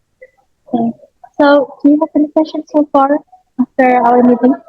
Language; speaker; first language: English; non-native, learner; Indonesian